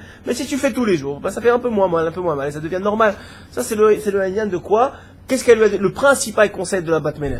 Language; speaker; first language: French; native; French